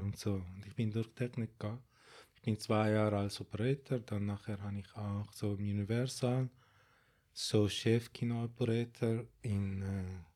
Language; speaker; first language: German; non-native, fluent; Arabic